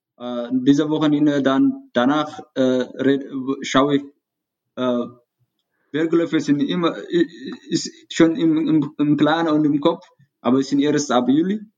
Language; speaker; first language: German; non-native, learner; Tigrinya